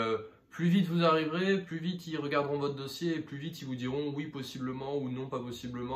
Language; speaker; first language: French; native; French